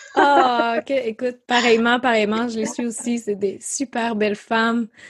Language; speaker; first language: French; native; French